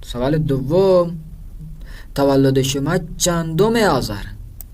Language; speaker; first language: Persian; non-native, fluent; Urdu